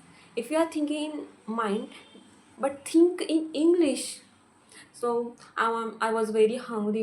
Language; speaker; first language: English; non-native, local second language; Hindi